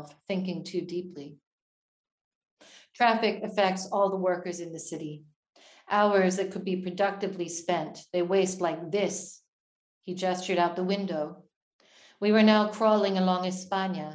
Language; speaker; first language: English; native; English